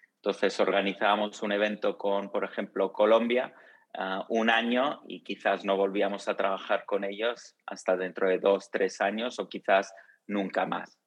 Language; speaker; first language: Spanish; early bilingual, other home language; Italian